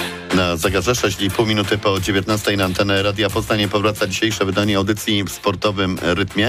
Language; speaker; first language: Polish; native; Polish